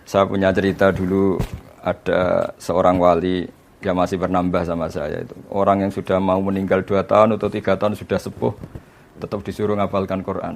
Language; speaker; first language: Indonesian; non-native, local second language; Javanese